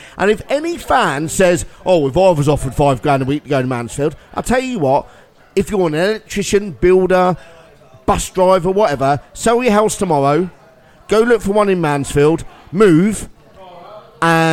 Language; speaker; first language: English; native; English